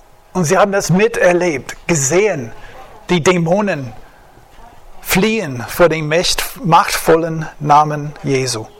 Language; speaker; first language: German; non-native, fluent; English